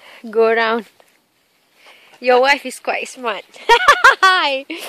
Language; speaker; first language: English; non-native, local second language; Malay